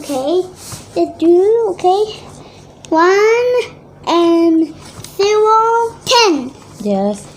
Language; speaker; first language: English; non-native, learner; Thai